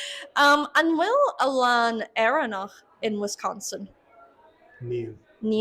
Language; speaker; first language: Irish; non-native, local second language; English